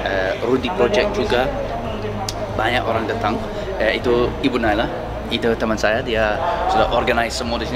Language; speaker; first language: Indonesian; non-native, learner; English